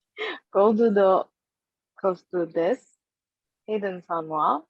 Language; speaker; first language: Japanese; non-native, learner; English